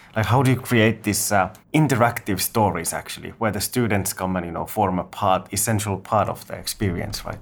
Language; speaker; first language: English; non-native, fluent; Finnish